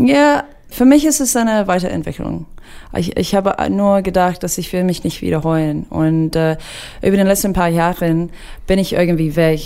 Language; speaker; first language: German; non-native, fluent; English